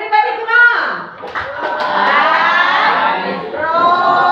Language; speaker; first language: English; non-native, learner; Indonesian